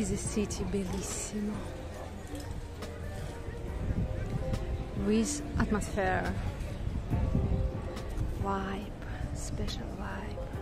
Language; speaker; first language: English; non-native, learner; Russian